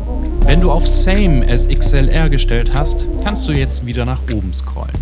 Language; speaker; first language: German; native; German